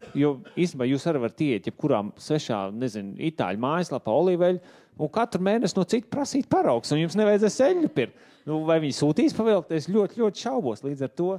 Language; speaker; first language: Latvian; native; Latvian